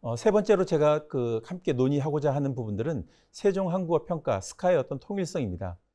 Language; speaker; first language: Korean; native; Korean